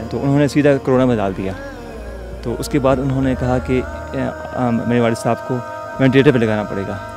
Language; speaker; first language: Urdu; early bilingual, other home language; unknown